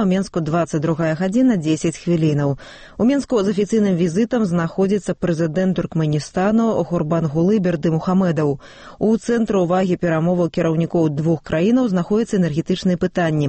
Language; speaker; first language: Belarusian; native; Belarusian